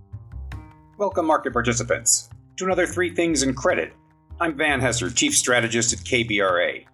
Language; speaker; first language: English; native; English